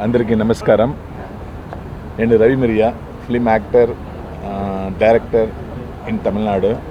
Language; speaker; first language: Telugu; non-native, learner; Tamil